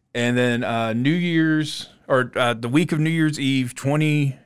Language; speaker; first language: English; native; English